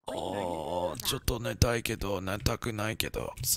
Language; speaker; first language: Japanese; non-native, learner; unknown